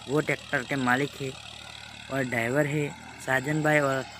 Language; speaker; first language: Hindi; non-native, local second language; Gujarati